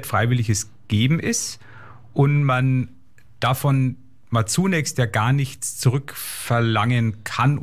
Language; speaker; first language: German; native; German